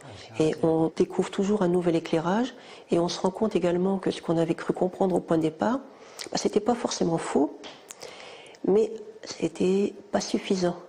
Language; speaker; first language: French; native; French